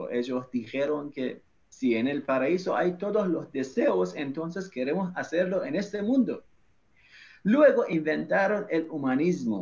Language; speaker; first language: Spanish; non-native, fluent; Persian